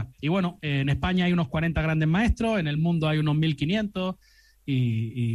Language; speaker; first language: Spanish; native; Spanish